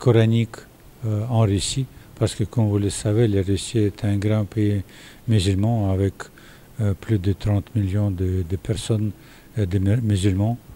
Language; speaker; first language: French; non-native, fluent; Russian